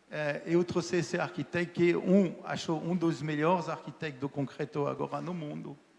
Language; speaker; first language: Portuguese; non-native, fluent; French